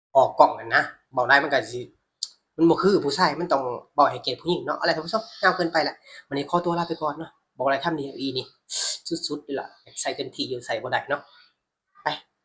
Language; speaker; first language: Thai; native; Thai